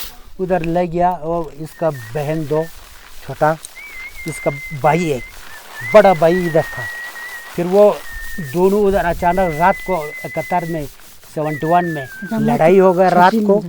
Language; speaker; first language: Hindi; non-native, local second language; Balti